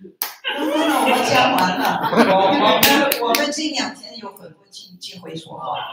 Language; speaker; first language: Chinese; non-native, fluent; French